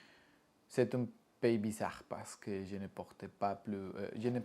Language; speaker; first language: French; non-native, learner; Spanish